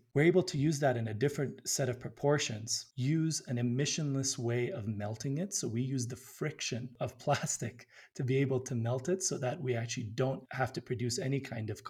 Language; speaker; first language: English; early bilingual, other home language; Amharic